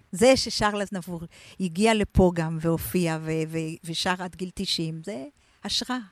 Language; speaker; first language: Hebrew; native; Hebrew